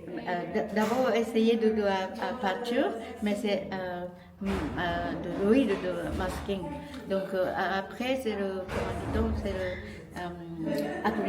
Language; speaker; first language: French; non-native, learner; Japanese